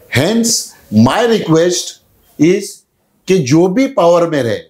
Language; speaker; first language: Hindi; non-native, local second language; Urdu